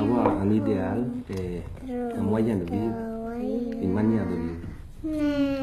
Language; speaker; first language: French; early bilingual, other home language; Thai